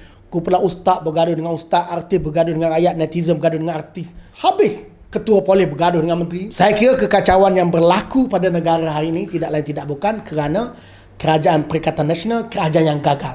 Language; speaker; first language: Malay; native; Malay